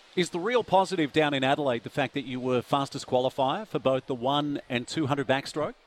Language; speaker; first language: English; native; English